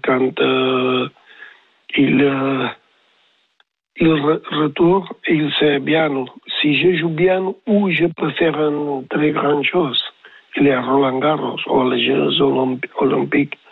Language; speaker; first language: French; non-native, learner; Spanish